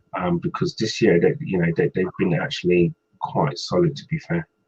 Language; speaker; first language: English; native; English